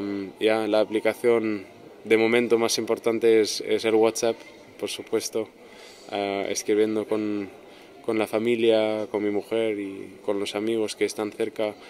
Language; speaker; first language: Spanish; non-native, fluent; German